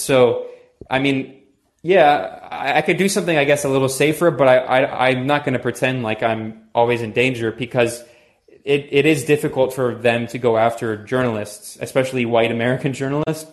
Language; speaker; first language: English; native; English